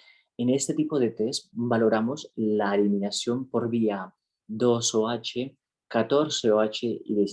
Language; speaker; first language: Spanish; native; Spanish